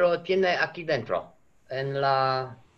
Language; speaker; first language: Spanish; non-native, fluent; Romanian